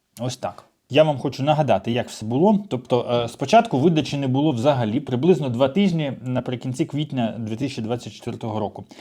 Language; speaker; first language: Ukrainian; non-native, local second language; Russian